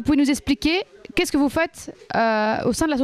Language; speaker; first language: French; native; French